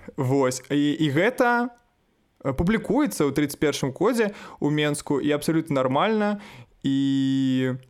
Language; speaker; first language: Belarusian; native; Belarusian